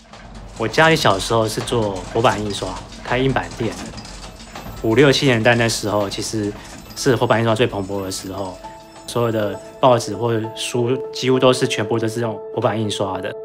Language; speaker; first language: Chinese; native; Chinese